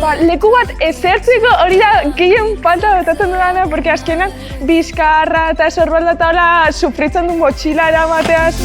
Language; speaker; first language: Basque; non-native, local second language; Spanish